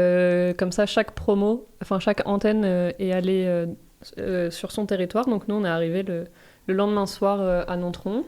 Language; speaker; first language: French; native; French